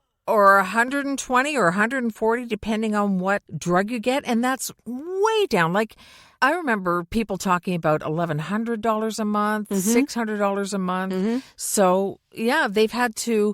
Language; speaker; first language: English; native; English